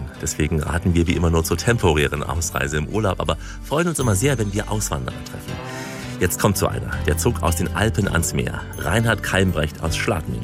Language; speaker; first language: German; native; German